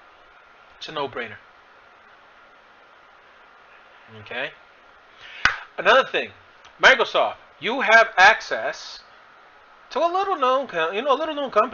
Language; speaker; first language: English; native; English